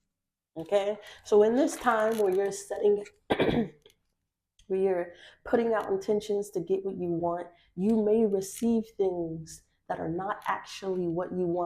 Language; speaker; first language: English; native; English